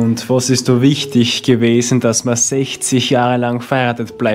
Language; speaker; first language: German; native; German